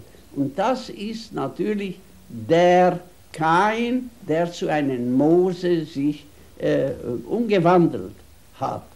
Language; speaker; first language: German; non-native, fluent; Hungarian